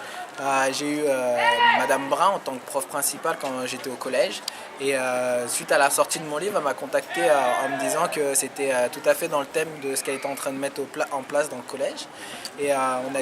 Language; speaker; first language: French; native; French